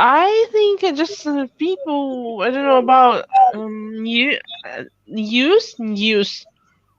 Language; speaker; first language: English; non-native, fluent; Russian